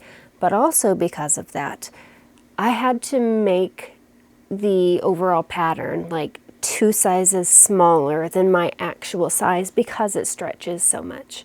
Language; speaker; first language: English; native; English